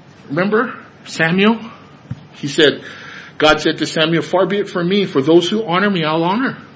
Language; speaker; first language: English; native; English